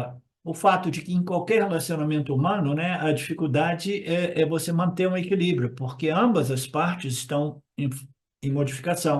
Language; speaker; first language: Portuguese; native; Portuguese